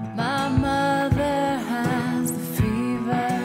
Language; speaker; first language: English; native; English